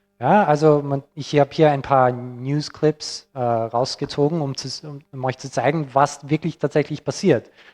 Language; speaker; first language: German; non-native, fluent; English